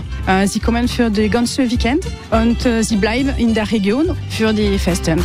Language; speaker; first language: German; non-native, learner; French